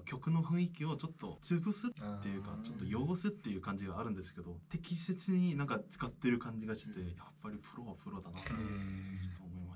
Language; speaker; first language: Japanese; non-native, fluent; Korean